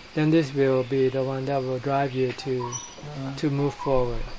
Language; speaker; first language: English; non-native, fluent; Thai